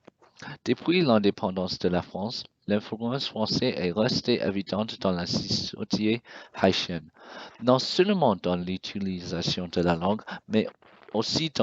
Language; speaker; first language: French; non-native, learner; English